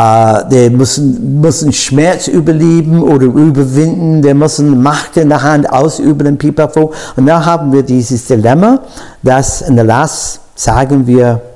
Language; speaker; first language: German; non-native, fluent; English